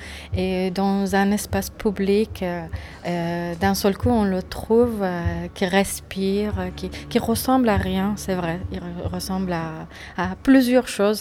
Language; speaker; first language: French; non-native, fluent; Persian